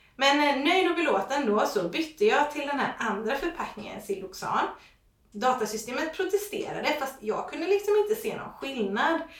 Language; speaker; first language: Swedish; non-native, fluent; English